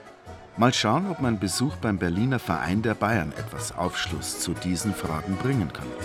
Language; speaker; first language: German; native; German